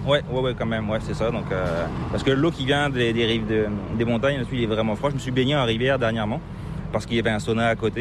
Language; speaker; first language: French; native; French